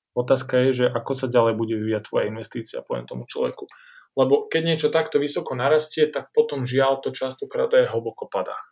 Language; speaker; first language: Slovak; native; Slovak